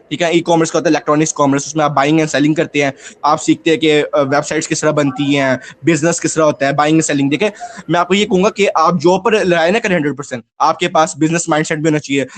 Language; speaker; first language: Urdu; non-native, local second language; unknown